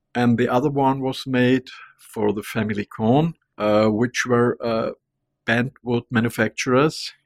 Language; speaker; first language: English; non-native, fluent; German